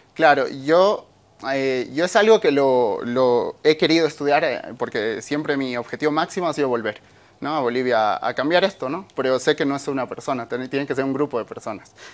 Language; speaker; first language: Spanish; native; Spanish